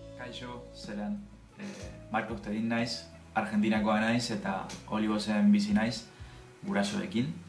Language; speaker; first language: Basque; non-native, fluent; Spanish